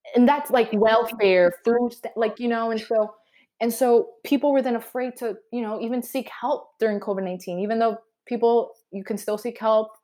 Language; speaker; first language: English; early bilingual, other home language; Spanish